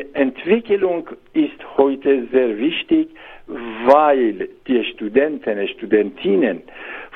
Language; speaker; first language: German; non-native, learner; Persian